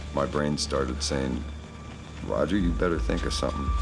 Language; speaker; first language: English; native; English